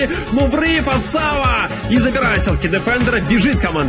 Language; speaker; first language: Russian; native; Russian